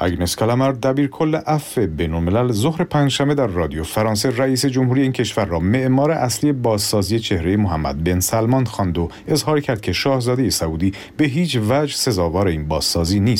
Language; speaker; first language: Persian; native; Persian